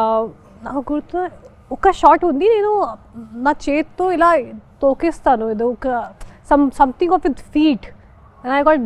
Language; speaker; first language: Telugu; non-native, fluent; Hindi